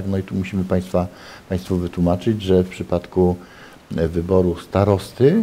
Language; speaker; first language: Polish; native; Polish